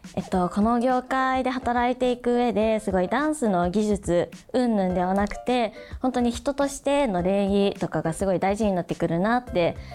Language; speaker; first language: Japanese; native; Japanese